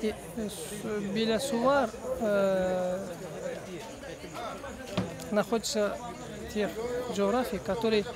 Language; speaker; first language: Russian; non-native, fluent; Azerbaijani